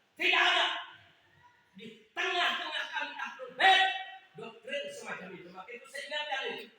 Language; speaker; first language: Indonesian; native; Indonesian